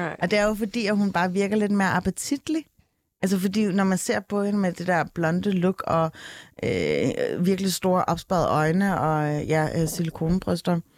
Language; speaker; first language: Danish; native; Danish